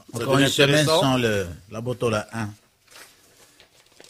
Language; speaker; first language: French; non-native, local second language; Arabic